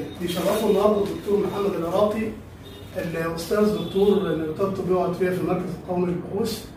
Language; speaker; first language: Arabic; native; Arabic